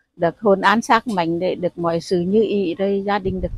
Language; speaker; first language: Vietnamese; native; Vietnamese